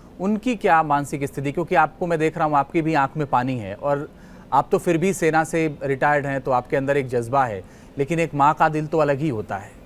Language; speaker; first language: Hindi; native; Hindi